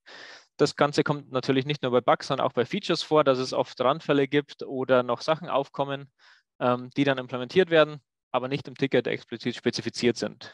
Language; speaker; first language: German; native; German